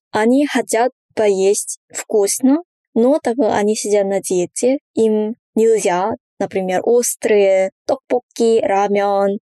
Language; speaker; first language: Russian; non-native, fluent; Korean